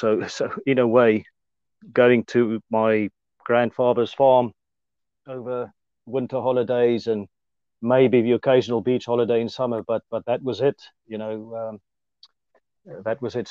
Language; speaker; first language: English; non-native, local second language; Afrikaans